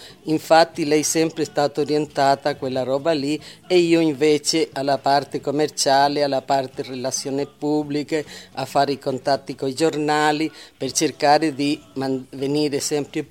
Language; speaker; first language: Italian; early bilingual, heritage; Italian